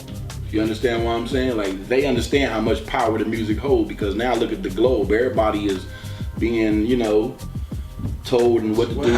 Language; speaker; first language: English; native; English